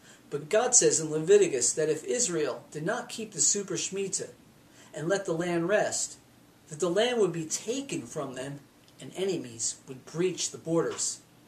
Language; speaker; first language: English; native; English